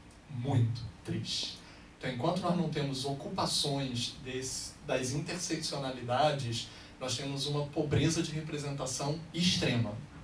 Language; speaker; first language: Portuguese; native; Portuguese